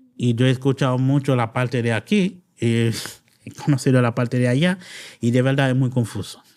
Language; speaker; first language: Spanish; non-native, fluent; Haitian Creole